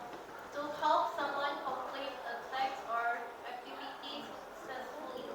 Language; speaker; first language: English; non-native, learner; Indonesian